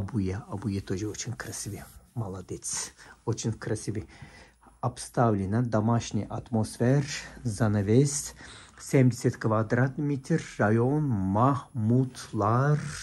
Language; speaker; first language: Russian; non-native, fluent; Turkish